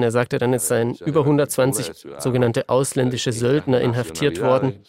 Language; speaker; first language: German; native; German